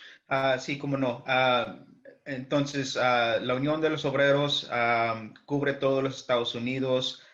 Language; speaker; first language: Spanish; early bilingual, heritage; English